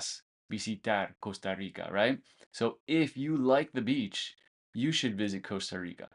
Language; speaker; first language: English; native; English